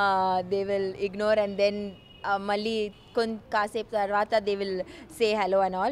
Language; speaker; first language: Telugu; non-native, learner; Malayalam